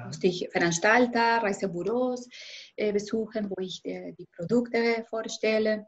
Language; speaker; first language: German; non-native, fluent; Spanish